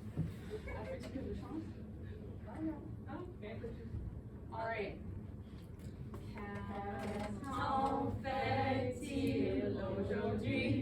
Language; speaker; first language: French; non-native, local second language; English